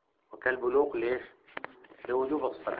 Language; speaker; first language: Arabic; native; Arabic